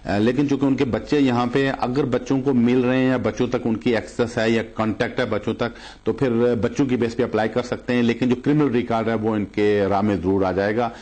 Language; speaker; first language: Urdu; non-native, local second language; Punjabi